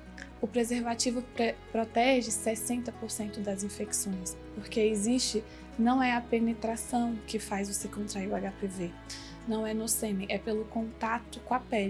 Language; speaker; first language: Portuguese; native; Portuguese